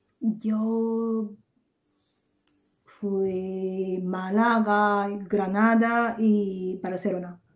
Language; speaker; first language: Spanish; non-native, learner; Japanese